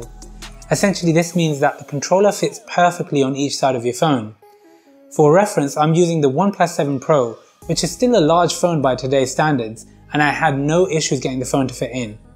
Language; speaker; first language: English; native; English